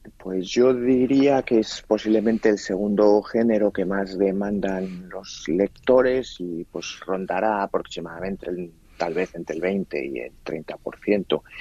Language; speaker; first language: Spanish; native; Spanish